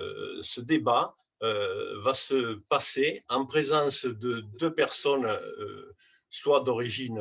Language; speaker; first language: French; native; French